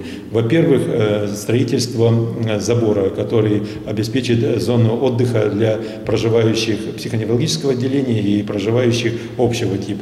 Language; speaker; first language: Russian; native; Russian